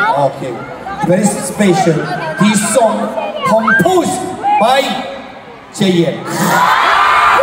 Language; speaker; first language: English; non-native, learner; Korean